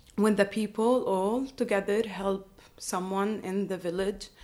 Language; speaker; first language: English; non-native, fluent; Arabic